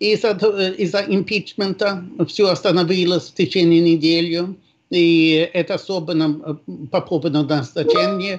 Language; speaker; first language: Russian; non-native, fluent; Swedish